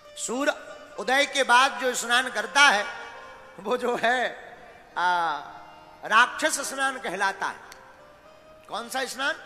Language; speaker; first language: Hindi; native; Hindi